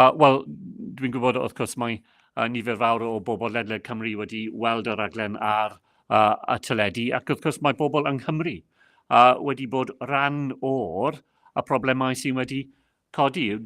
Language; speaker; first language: Welsh; non-native, local second language; English